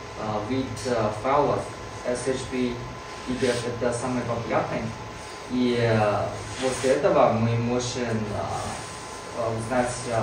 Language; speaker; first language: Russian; non-native, learner; Chinese